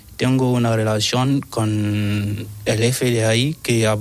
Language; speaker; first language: Spanish; non-native, learner; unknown